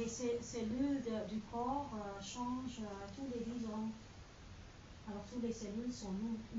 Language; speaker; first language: French; non-native, learner; Dutch